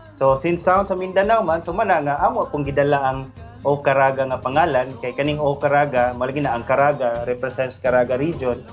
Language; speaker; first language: Cebuano; native; Cebuano